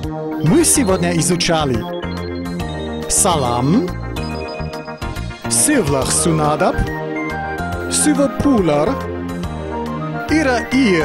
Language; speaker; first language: Russian; non-native, fluent; German